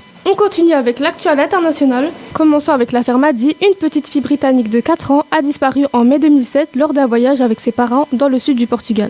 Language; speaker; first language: French; native; French